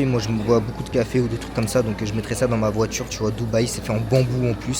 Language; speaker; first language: French; native; French